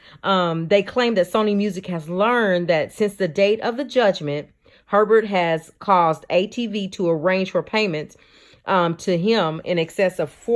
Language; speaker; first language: English; native; English